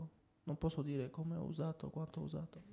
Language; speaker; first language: Italian; non-native, fluent; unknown